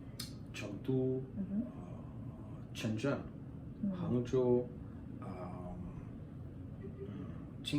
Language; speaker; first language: Chinese; non-native, learner; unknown